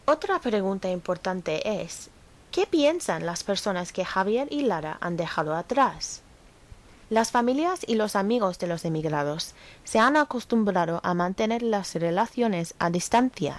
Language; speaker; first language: Spanish; non-native, fluent; English